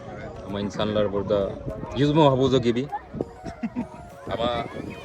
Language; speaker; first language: Turkish; non-native, learner; Bangla